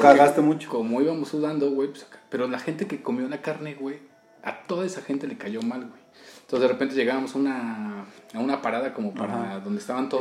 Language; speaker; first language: Spanish; native; Spanish